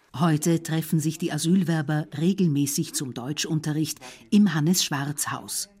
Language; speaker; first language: German; native; German